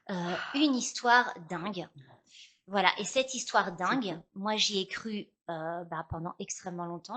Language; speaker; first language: French; native; French